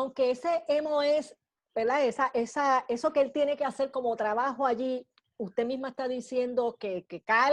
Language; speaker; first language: Spanish; native; Spanish